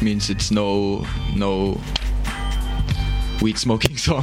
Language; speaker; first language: English; non-native, fluent; German